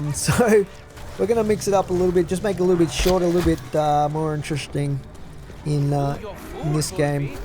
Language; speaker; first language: English; native; English